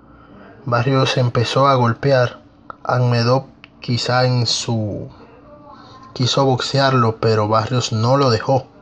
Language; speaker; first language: Spanish; native; Spanish